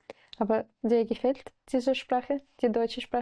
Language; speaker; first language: German; non-native, learner; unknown